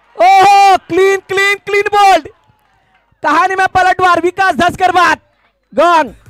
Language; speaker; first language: Hindi; non-native, local second language; Marathi